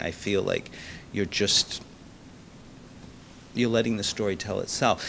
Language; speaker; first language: English; early bilingual, other home language; Italian